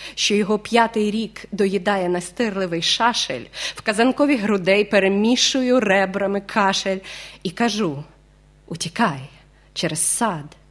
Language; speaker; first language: Ukrainian; native; Ukrainian